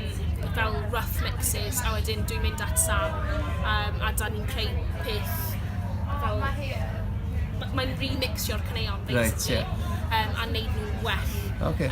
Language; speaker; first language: Welsh; non-native, local second language; English